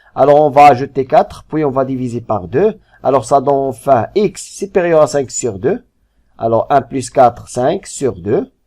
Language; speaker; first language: French; non-native, local second language; Arabic